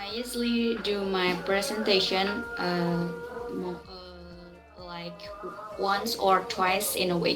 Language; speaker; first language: English; non-native, learner; Indonesian